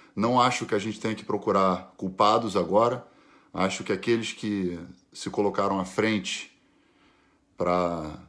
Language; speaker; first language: Portuguese; native; Portuguese